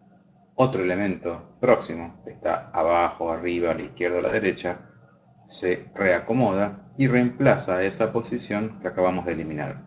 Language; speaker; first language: Spanish; native; Spanish